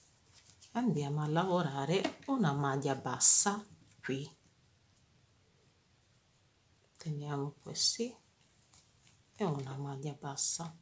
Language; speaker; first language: Italian; non-native, fluent; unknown